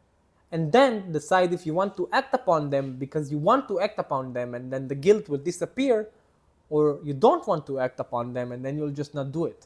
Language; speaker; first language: English; non-native, fluent; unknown